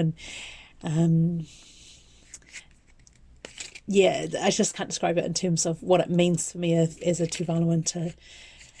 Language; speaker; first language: English; native; English